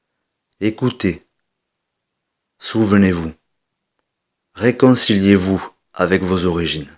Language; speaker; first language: French; native; French